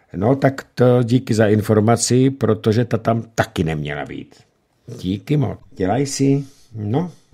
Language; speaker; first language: Czech; native; Czech